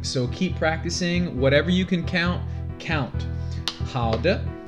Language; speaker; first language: English; native; English